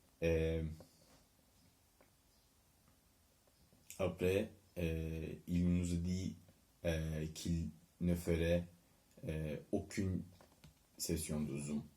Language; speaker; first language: French; non-native, learner; Turkish